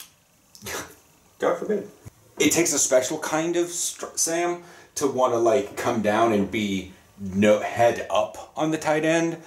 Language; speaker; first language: English; native; English